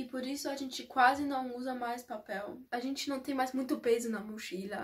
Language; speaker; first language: Portuguese; early bilingual, heritage; Portuguese